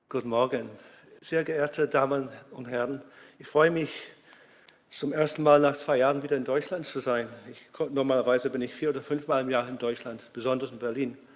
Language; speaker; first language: German; non-native, learner; English